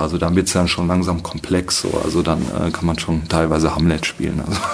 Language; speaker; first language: German; native; German